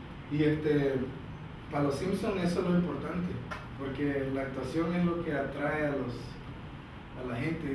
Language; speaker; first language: Spanish; early bilingual, heritage; Spanish